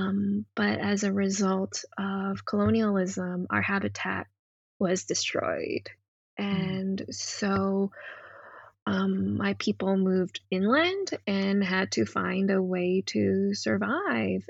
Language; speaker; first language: English; non-native, local second language; Cantonese